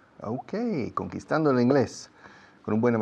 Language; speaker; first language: Spanish; non-native, fluent; English